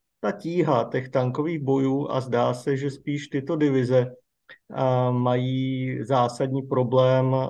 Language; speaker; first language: Czech; native; Czech